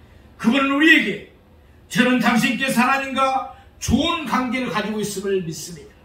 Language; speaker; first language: Korean; native; Korean